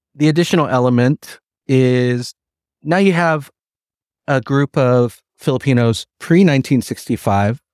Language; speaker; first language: English; early bilingual, other home language; Filipino